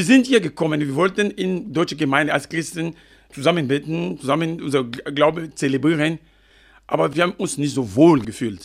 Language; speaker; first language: German; non-native, fluent; French